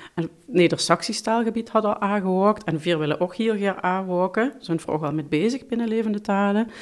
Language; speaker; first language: Dutch; non-native, local second language; Limburgish